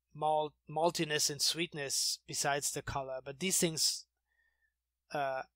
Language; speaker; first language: English; non-native, fluent; German